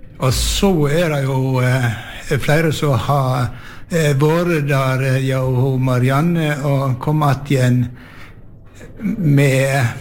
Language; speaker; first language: Norwegian; native; Norwegian